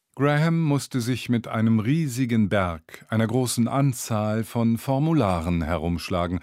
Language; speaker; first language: German; native; German